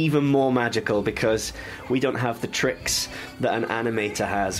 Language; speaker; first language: English; native; English